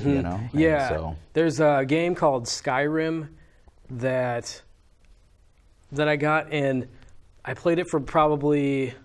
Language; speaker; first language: English; native; English